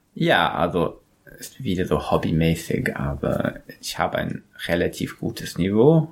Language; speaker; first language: German; non-native, fluent; English